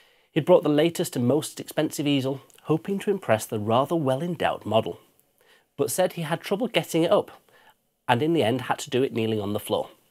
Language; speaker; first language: English; native; English